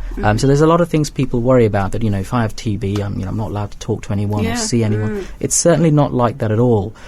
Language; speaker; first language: English; native; English